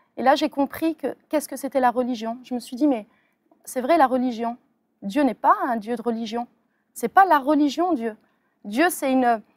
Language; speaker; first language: French; early bilingual, other home language; Arabic